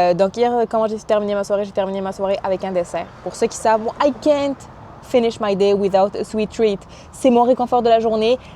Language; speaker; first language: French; non-native, local second language; Arabic